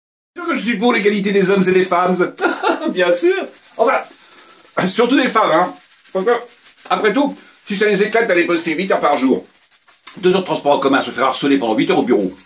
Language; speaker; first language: French; native; French